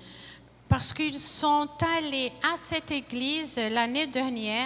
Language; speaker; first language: French; non-native, fluent; Portuguese